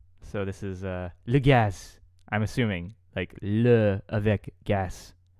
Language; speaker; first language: French; non-native, learner; English